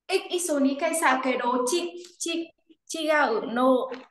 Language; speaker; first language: Japanese; non-native, learner; Vietnamese